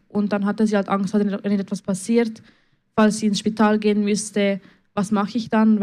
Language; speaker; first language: German; early bilingual, other home language; Spanish